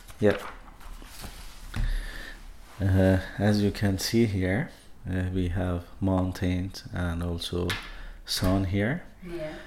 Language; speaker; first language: English; non-native, fluent; Persian